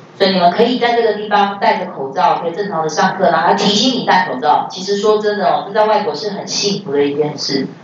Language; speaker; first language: Chinese; native; Chinese